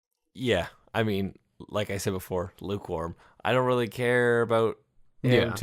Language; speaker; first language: English; native; English